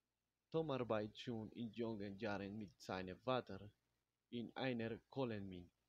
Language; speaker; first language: German; non-native, learner; Spanish